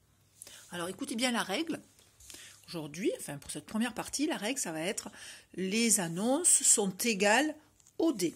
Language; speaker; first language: French; native; French